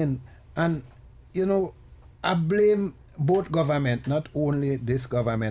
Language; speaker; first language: English; native; English